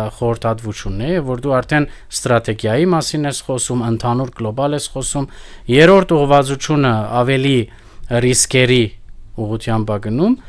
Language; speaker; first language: Armenian; early bilingual, heritage; Armenian